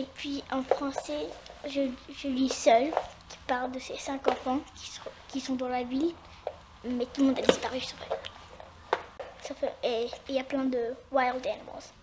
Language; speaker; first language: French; early bilingual, heritage; French